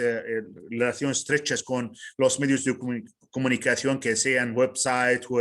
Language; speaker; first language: Spanish; non-native, fluent; Arabic